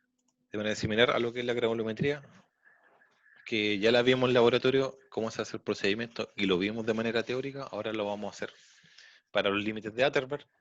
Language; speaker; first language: Spanish; native; Spanish